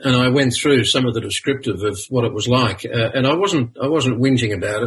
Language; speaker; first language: English; native; English